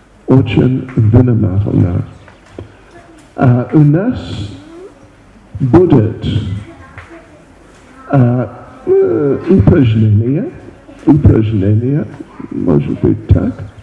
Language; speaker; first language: Russian; non-native, learner; English